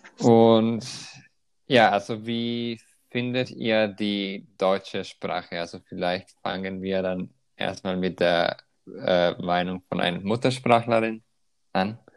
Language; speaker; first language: German; non-native, fluent; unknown